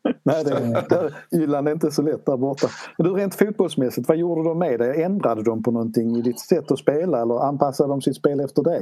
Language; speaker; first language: Swedish; native; Swedish